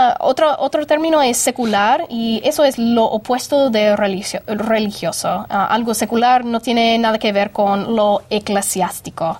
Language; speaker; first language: Spanish; non-native, fluent; English